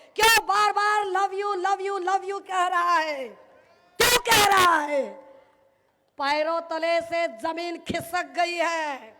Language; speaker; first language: Hindi; non-native, local second language; Marathi